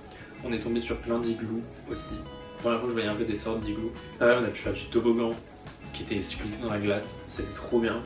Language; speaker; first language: French; native; French